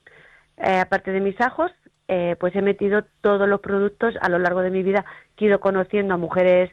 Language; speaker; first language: Spanish; native; Spanish